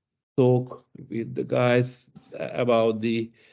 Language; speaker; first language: English; non-native, learner; Hungarian